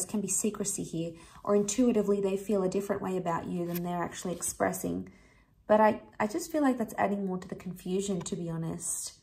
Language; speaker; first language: English; native; English